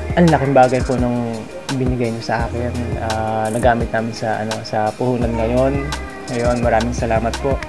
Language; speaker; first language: Filipino; non-native, local second language; Bikol